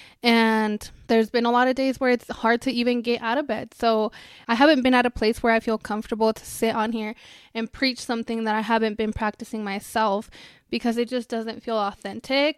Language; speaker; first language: English; early bilingual, other home language; Spanish